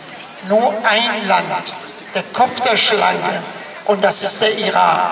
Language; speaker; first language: German; non-native, fluent; Persian